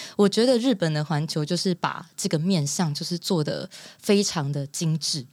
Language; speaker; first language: Chinese; native; Chinese